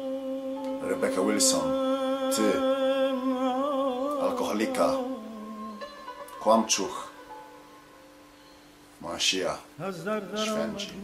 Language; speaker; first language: Polish; early bilingual, heritage; English